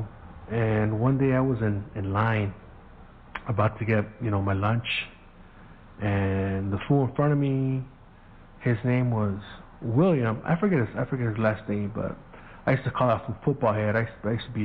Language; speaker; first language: English; early bilingual, other home language; Spanish